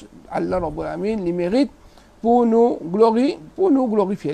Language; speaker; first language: French; non-native, local second language; Morisyen